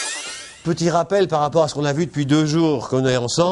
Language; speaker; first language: French; native; French